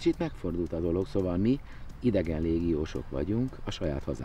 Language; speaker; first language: Hungarian; native; Hungarian